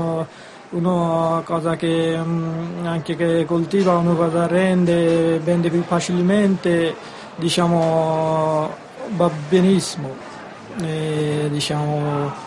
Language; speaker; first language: Italian; non-native, learner; Bangla